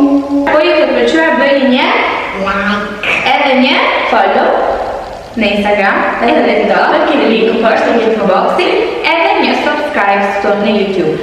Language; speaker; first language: Albanian; early bilingual, heritage; Albanian